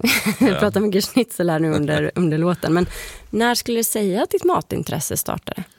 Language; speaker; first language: Swedish; native; Swedish